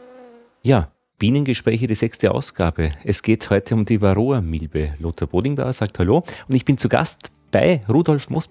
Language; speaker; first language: German; native; German